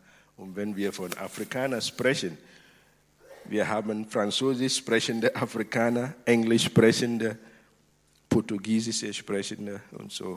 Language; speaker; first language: German; non-native, fluent; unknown